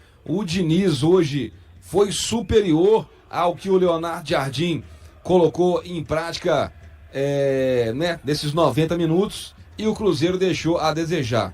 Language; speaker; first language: Portuguese; native; Portuguese